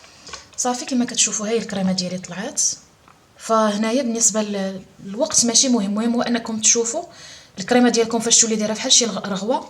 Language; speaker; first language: Arabic; native; Arabic